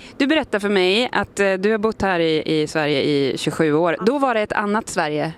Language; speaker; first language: Swedish; native; Swedish